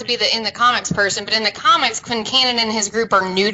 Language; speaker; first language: English; native; English